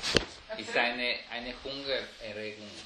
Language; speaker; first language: German; non-native, fluent; Spanish